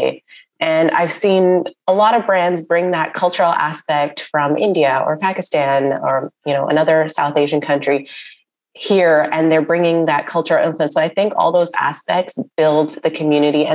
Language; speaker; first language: English; non-native, local second language; Urdu